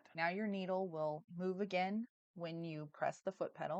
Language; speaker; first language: English; native; English